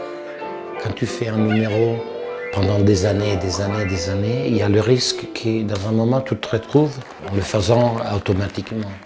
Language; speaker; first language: French; non-native, fluent; Italian